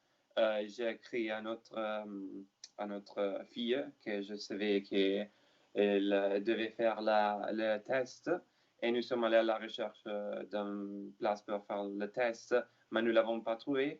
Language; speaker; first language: French; non-native, learner; Italian